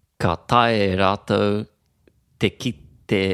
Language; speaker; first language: Māori; non-native, local second language; English